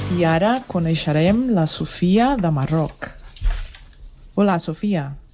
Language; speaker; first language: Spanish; non-native, fluent; Portuguese